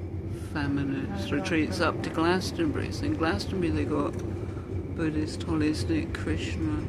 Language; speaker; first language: English; native; English